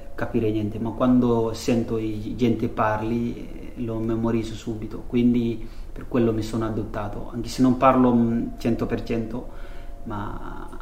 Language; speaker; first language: Italian; non-native, fluent; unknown